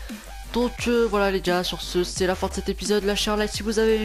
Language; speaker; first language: French; native; French